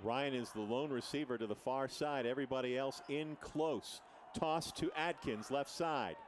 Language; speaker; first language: English; native; English